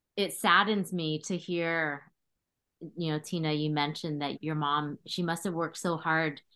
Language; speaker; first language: English; early bilingual, other home language; Khmer